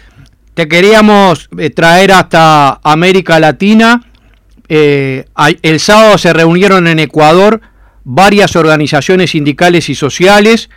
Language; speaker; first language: Spanish; native; Spanish